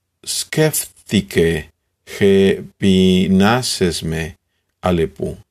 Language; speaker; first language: Greek; non-native, learner; Spanish